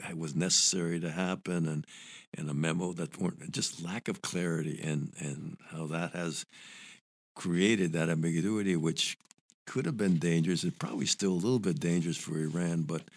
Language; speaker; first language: English; early bilingual, other home language; Spanish